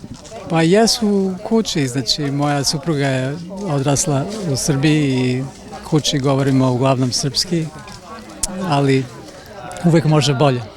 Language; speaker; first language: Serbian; early bilingual, heritage; Serbian